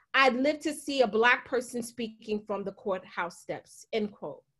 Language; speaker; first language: English; native; English